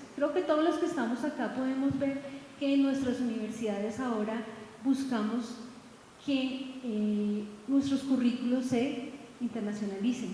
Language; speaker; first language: Spanish; native; Spanish